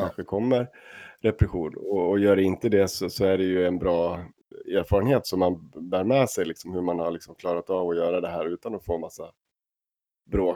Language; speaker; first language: Swedish; native; Swedish